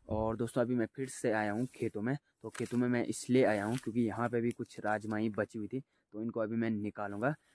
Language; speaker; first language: Hindi; native; Hindi